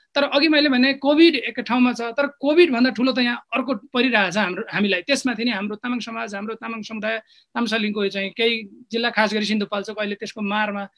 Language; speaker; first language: Nepali; non-native, local second language; Eastern Tamang